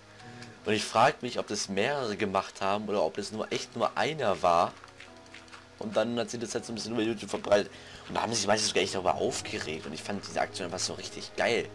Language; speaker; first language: German; native; German